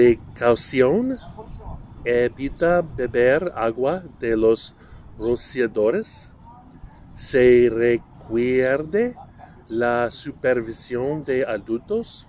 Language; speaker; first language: Spanish; non-native, learner; English